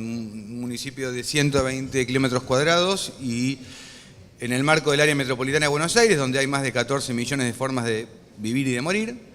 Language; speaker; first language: Spanish; native; Spanish